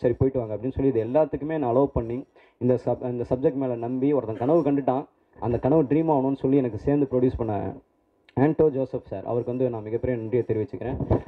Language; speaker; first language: Tamil; native; Tamil